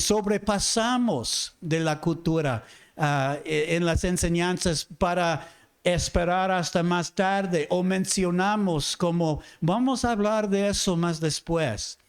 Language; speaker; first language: Spanish; non-native, fluent; English